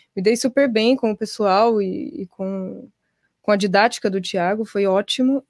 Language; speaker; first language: Portuguese; native; Portuguese